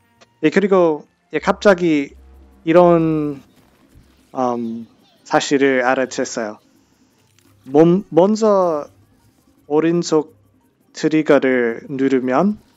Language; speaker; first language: Korean; non-native, fluent; English